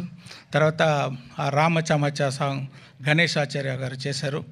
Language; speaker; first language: Telugu; non-native, local second language; Tamil